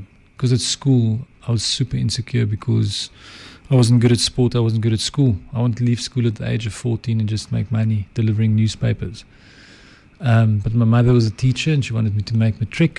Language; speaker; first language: English; non-native, local second language; Afrikaans